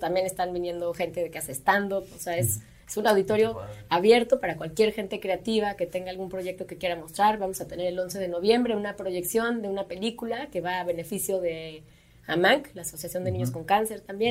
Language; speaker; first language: Spanish; native; Spanish